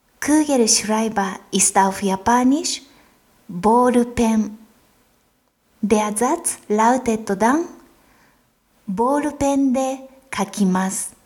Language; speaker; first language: German; non-native, fluent; Japanese